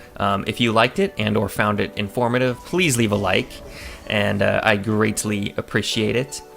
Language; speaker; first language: English; native; English